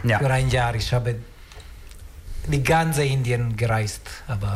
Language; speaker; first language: German; non-native, learner; Italian